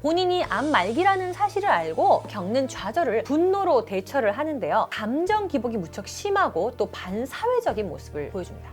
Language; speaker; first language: Korean; native; Korean